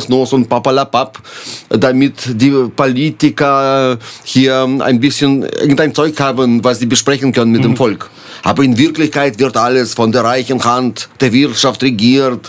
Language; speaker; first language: German; non-native, fluent; Russian